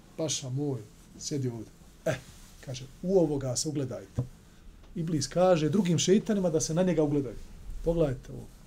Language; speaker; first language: Bosnian; native; Bosnian